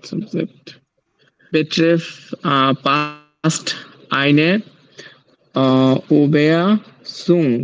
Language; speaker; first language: German; non-native, learner; Bangla